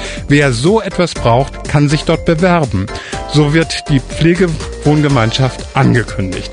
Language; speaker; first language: German; native; German